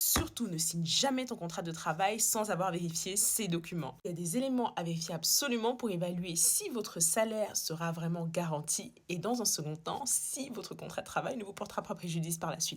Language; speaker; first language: French; native; French